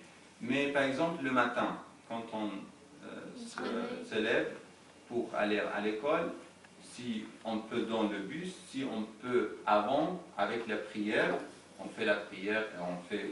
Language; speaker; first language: French; non-native, fluent; Arabic